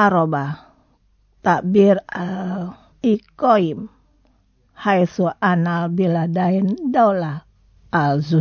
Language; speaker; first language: Arabic; non-native, fluent; Indonesian